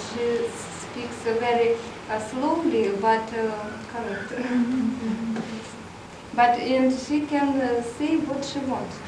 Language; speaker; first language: English; non-native, learner; Russian